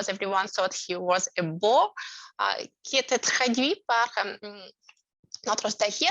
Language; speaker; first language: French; non-native, fluent; Russian